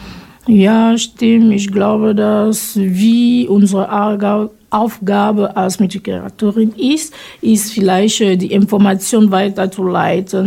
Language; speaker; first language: German; non-native, fluent; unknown